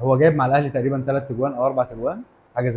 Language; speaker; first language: Arabic; native; Arabic